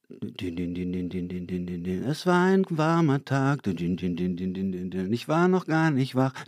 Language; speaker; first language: German; native; German